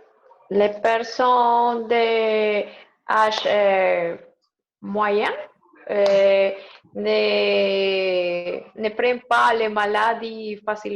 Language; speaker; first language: French; non-native, learner; Spanish